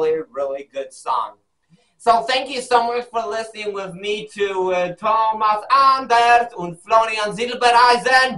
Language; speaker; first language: English; non-native, learner; Polish